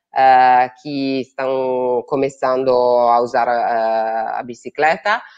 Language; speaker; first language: Portuguese; non-native, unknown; Italian